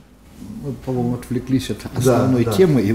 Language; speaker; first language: Russian; native; Russian